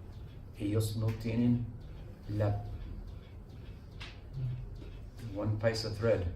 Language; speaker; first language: Spanish; non-native, learner; English